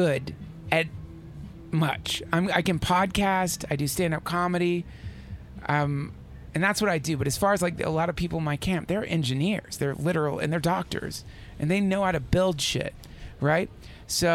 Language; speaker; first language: English; native; English